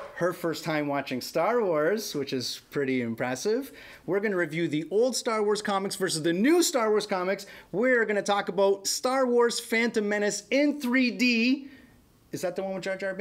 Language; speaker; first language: English; native; English